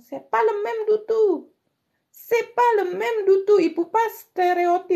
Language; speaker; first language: French; non-native, learner; Indonesian